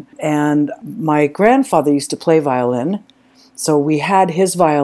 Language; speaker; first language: English; native; English